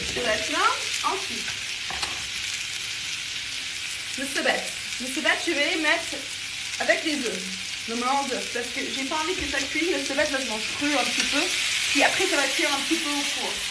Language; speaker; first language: French; non-native, fluent; English